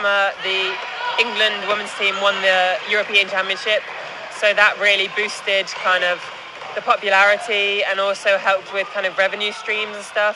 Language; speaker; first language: English; native; English